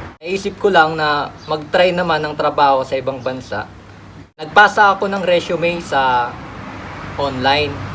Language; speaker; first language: Filipino; native; Filipino